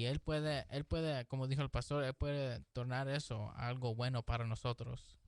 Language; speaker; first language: Spanish; early bilingual, heritage; Spanish